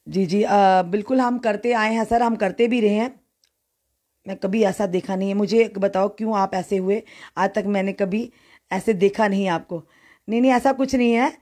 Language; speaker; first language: Hindi; native; Hindi